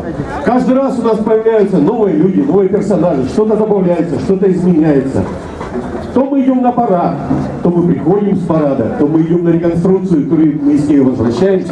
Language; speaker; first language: Russian; native; Russian